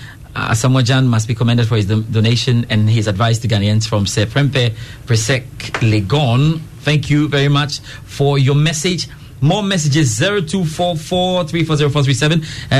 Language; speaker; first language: English; non-native, local second language; Akan